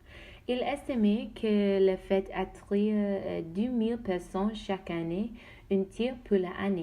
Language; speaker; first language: French; non-native, learner; Dutch